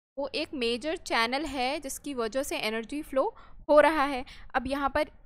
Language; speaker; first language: Hindi; native; Hindi